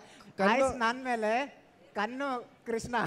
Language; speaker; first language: Kannada; non-native, local second language; Hindi